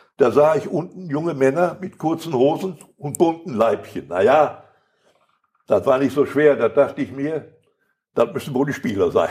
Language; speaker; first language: German; native; German